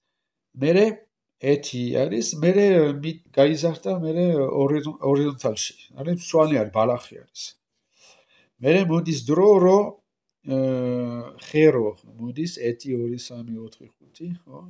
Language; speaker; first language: Georgian; non-native, learner; French